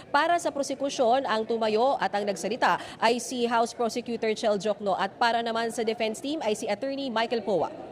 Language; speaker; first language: Filipino; native; Filipino